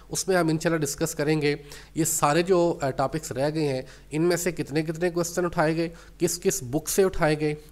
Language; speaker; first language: Urdu; non-native, local second language; Punjabi